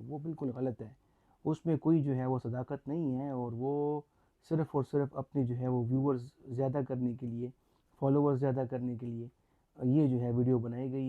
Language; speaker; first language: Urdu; non-native, local second language; Pashto